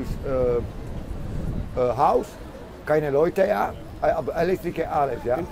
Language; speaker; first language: German; non-native, learner; Czech